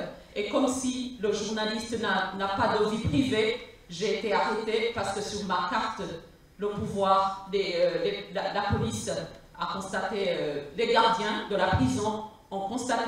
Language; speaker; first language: French; non-native, local second language; Rundi